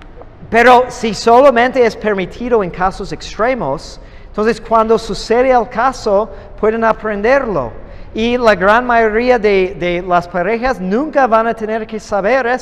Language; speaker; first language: Spanish; non-native, fluent; English